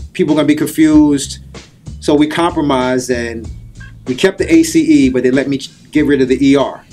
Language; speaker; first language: English; native; English